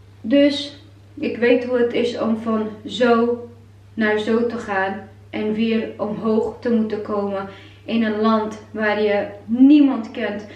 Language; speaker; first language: Dutch; non-native, fluent; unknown